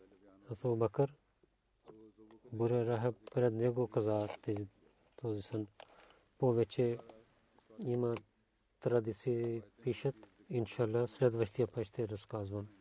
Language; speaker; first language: Bulgarian; non-native, learner; Urdu